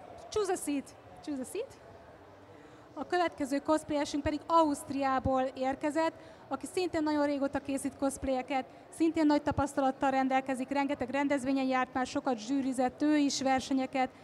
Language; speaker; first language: Hungarian; native; Hungarian